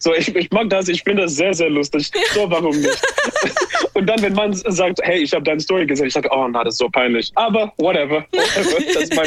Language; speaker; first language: German; non-native, fluent; English